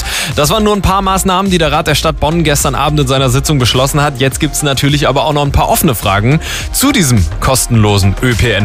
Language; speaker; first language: German; native; German